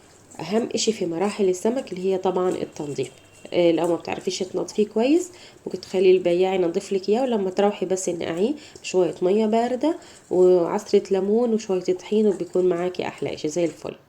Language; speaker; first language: Arabic; native; Arabic